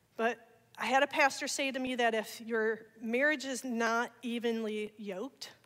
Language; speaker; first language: English; native; English